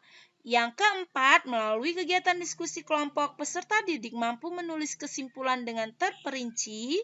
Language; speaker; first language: Indonesian; native; Indonesian